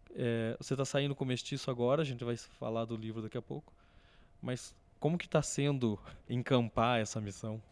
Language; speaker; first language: Portuguese; native; Portuguese